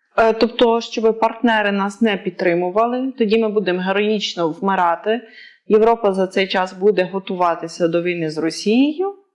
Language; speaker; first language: Ukrainian; native; Ukrainian